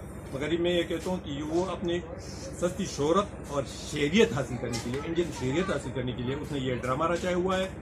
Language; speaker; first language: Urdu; non-native, local second language; Pashto